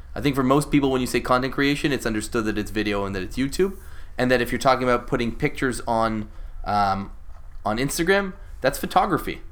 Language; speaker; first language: English; native; English